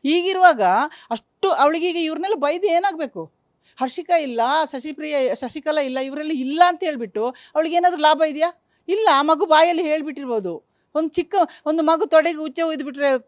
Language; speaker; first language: Kannada; non-native, local second language; Kodava